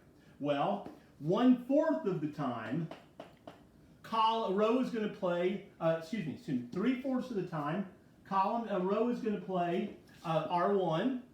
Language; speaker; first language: English; native; English